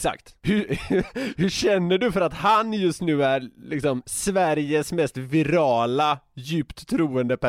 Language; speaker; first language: Swedish; native; Swedish